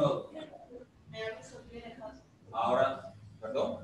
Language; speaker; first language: Spanish; native; Spanish